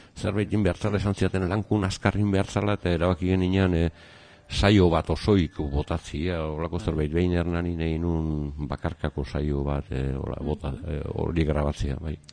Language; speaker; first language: Basque; native; Basque